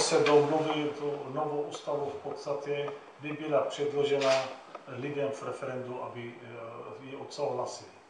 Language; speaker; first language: Czech; non-native, fluent; Arabic